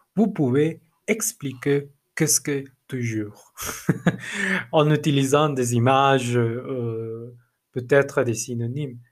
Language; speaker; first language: French; non-native, learner; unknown